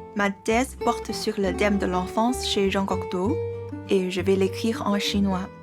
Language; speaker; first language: French; non-native, fluent; Chinese